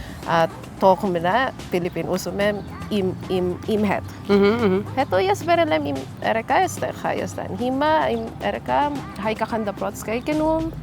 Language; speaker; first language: Armenian; non-native, learner; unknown